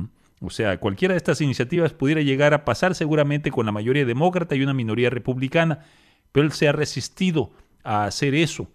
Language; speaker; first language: Spanish; native; Spanish